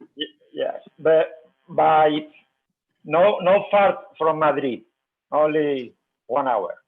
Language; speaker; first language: English; non-native, learner; Spanish